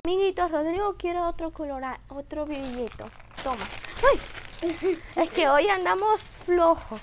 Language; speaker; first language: Spanish; native; Spanish